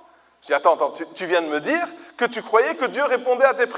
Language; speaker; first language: French; native; French